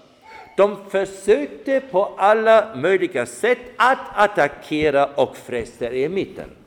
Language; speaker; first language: Swedish; non-native, fluent; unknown